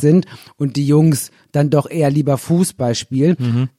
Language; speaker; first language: German; native; German